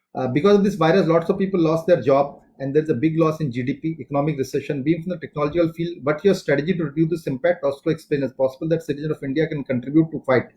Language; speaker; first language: English; non-native, local second language; Hindi